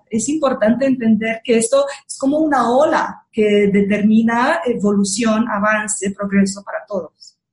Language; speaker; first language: Spanish; non-native, fluent; Romanian